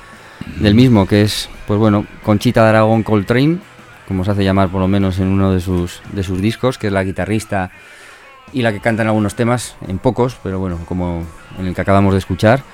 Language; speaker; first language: Spanish; native; Spanish